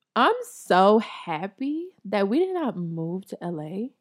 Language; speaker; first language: English; native; English